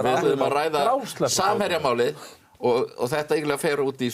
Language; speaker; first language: Icelandic; native; Icelandic